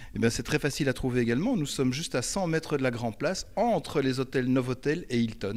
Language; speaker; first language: French; native; French